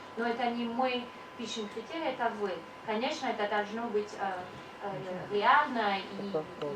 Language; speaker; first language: Russian; non-native, learner; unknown